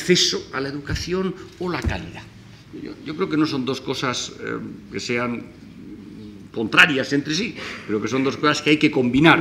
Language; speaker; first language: Spanish; native; Spanish